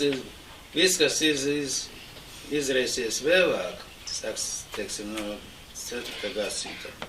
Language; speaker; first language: Latvian; non-native, local second language; Russian